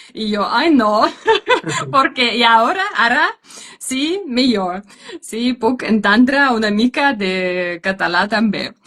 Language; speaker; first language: Catalan; non-native, learner; Russian